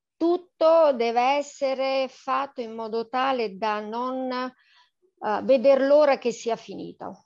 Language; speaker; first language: Italian; native; Italian